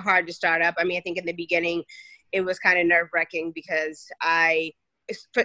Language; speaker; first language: English; early bilingual, other home language; Kabuverdianu